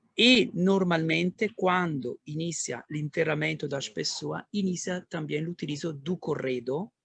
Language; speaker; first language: Portuguese; non-native, learner; Italian